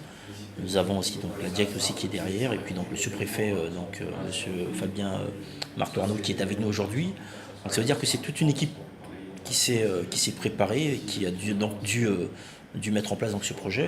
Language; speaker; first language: French; native; French